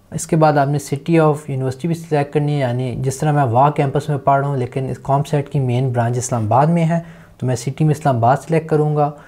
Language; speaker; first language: Urdu; native; Urdu